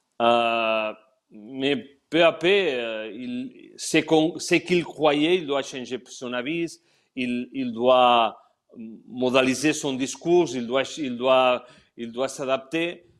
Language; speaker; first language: French; non-native, learner; Spanish